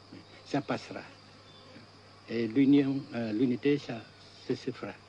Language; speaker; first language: French; non-native, fluent; Vietnamese